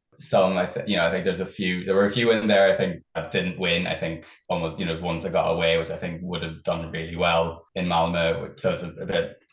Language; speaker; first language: English; native; English